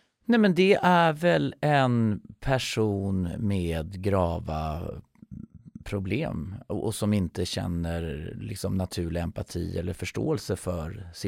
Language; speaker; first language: Swedish; native; Swedish